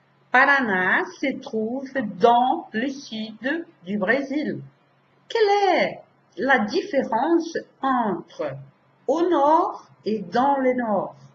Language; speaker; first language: French; non-native, fluent; Portuguese